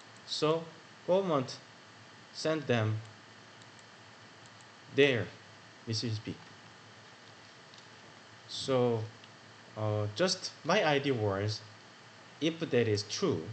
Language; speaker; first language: English; non-native, learner; Korean